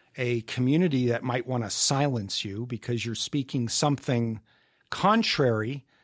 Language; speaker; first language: English; native; English